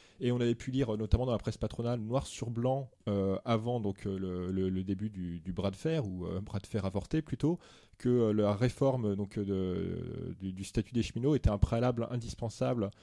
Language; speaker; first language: French; native; French